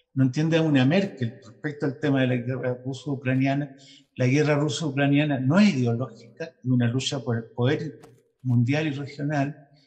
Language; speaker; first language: Spanish; native; Spanish